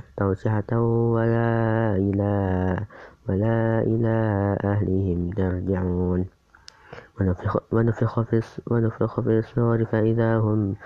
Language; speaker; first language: Arabic; non-native, learner; Indonesian